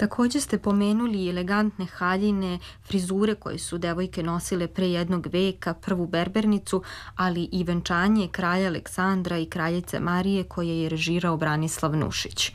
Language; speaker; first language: Serbian; native; Serbian